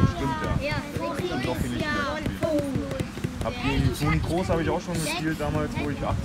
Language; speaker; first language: German; native; German